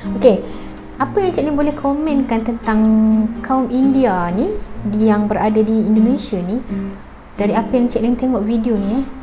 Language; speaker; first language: Malay; native; Malay